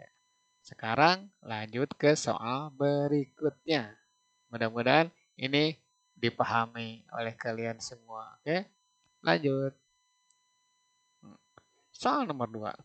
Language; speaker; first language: Indonesian; native; Indonesian